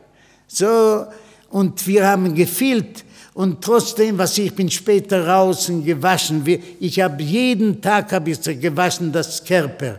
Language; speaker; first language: German; non-native, fluent; Yiddish